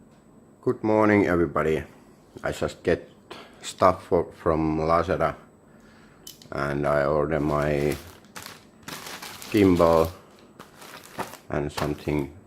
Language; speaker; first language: English; non-native, learner; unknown